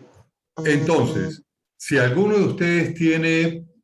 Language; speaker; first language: Spanish; native; Spanish